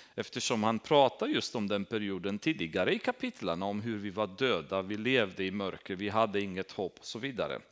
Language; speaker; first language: Swedish; non-native, fluent; Romanian